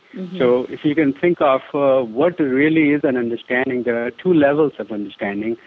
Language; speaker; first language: English; non-native, local second language; Hindi